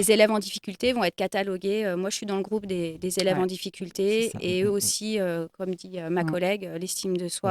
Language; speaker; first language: French; native; French